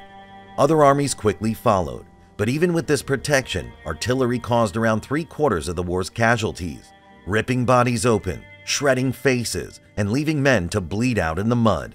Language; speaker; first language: English; native; English